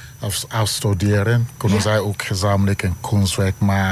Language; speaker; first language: Dutch; non-native, learner; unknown